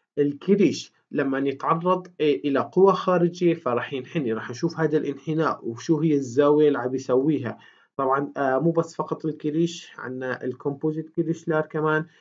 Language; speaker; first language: Arabic; native; Arabic